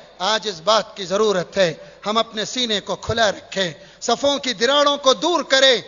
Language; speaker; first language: Urdu; native; Urdu